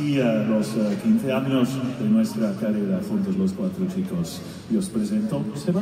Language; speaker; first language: Spanish; non-native, fluent; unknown